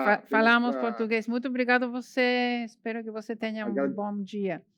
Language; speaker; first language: Portuguese; non-native, fluent; Spanish